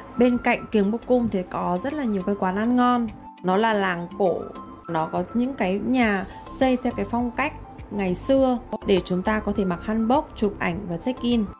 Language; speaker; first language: Vietnamese; native; Vietnamese